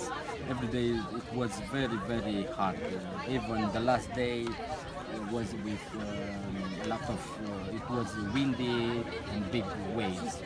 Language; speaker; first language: English; non-native, learner; Romanian